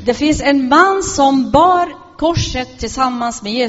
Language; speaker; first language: Swedish; non-native, fluent; Arabic